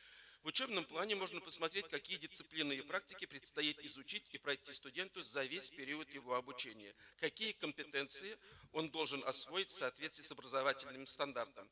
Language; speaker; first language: Russian; native; Russian